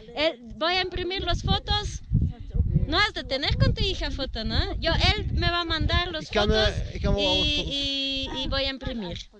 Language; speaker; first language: Spanish; non-native, fluent; Dutch